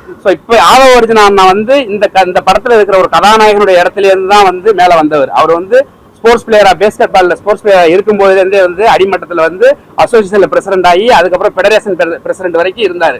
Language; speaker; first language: Tamil; native; Tamil